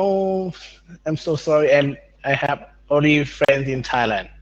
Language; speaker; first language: English; non-native, learner; Thai